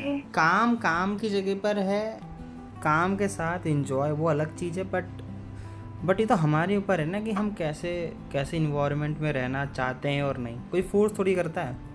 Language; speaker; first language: Hindi; native; Hindi